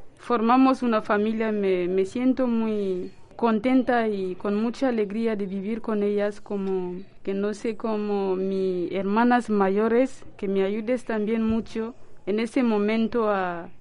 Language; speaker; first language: Spanish; non-native, learner; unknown